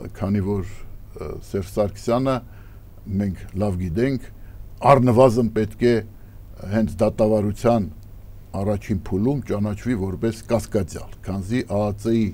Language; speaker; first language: Armenian; native; Armenian